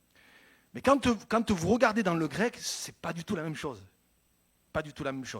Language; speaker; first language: French; native; French